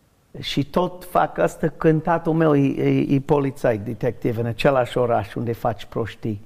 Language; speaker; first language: Romanian; non-native, learner; English